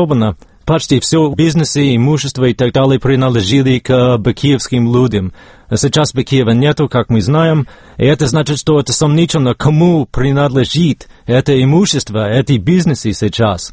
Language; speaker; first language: Russian; non-native, fluent; English